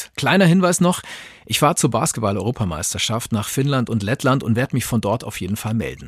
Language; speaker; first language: German; native; German